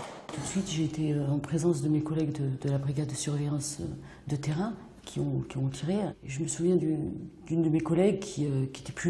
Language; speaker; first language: French; native; French